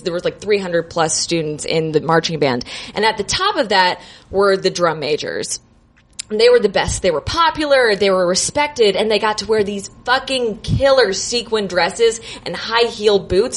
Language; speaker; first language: English; native; English